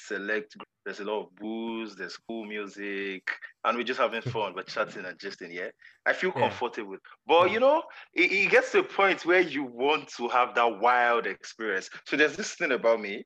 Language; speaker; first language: English; non-native, local second language; Yoruba